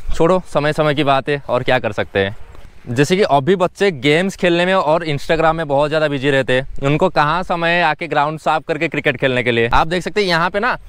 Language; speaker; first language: Hindi; non-native, local second language; Odia